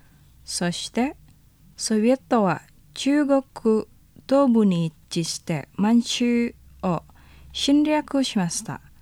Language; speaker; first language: Japanese; non-native, fluent; Indonesian